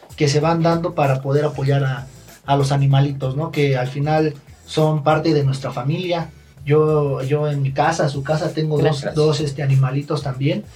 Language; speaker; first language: Spanish; native; Spanish